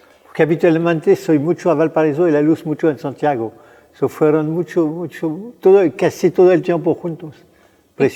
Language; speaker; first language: Spanish; non-native, fluent; French